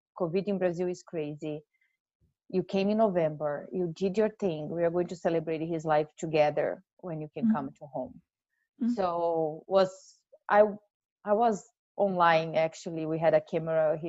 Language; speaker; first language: English; non-native, fluent; Portuguese